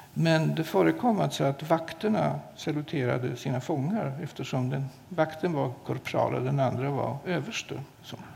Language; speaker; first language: Swedish; non-native, fluent; Polish